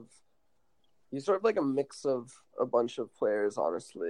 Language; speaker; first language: English; native; English